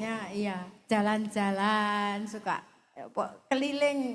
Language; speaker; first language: Indonesian; non-native, local second language; Javanese